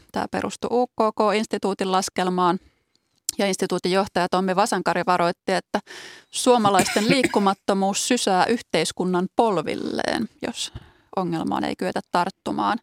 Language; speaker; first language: Finnish; native; Finnish